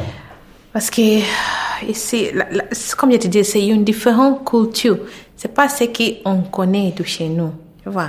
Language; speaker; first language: French; non-native, learner; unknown